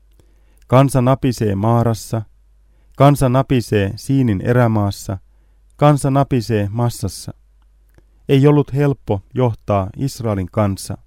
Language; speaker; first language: Finnish; native; Finnish